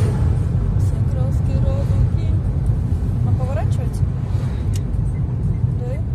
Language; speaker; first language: Russian; native; Russian